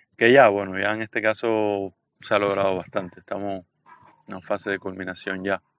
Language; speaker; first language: Spanish; native; Spanish